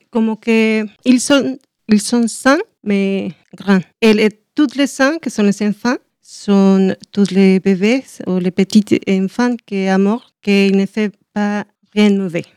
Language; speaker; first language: French; non-native, learner; Spanish